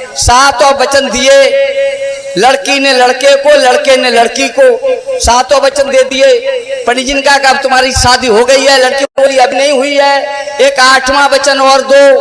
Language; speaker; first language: Hindi; native; Hindi